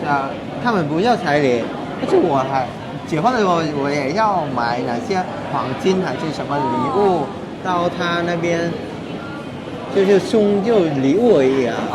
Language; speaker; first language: Chinese; non-native, fluent; Vietnamese